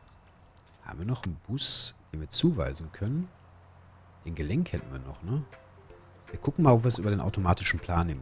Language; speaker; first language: German; native; German